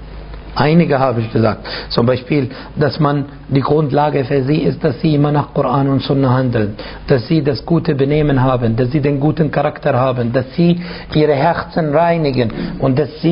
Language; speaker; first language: German; non-native, fluent; Arabic